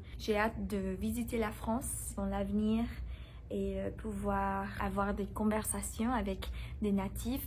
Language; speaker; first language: French; non-native, learner; English